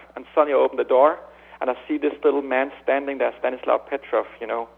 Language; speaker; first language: English; non-native, fluent; Danish